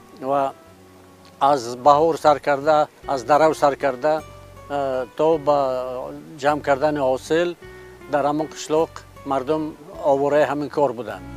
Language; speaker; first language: Persian; non-native, local second language; Shughni